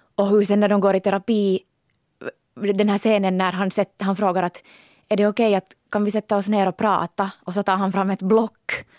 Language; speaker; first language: Swedish; native; Swedish